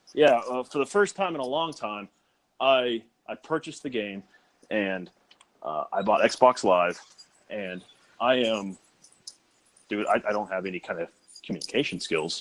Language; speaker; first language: English; native; English